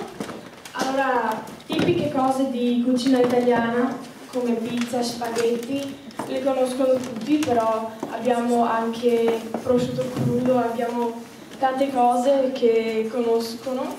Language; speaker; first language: Italian; early bilingual, heritage; Slovak